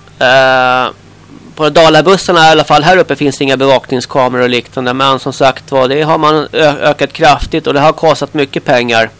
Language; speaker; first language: Swedish; native; Swedish